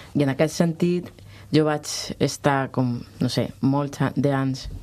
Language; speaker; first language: Catalan; non-native, local second language; Spanish